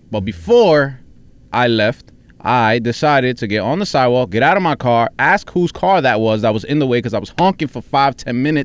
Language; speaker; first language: English; early bilingual, other home language; Spanish